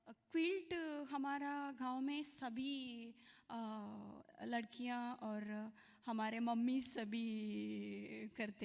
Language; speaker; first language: Hindi; non-native, local second language; Kannada